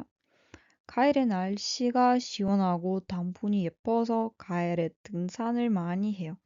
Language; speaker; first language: Korean; non-native, fluent; Russian